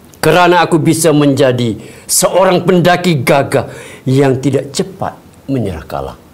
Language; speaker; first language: Malay; native; Malay